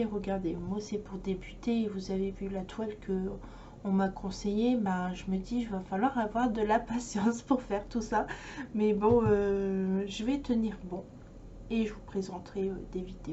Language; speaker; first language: French; native; French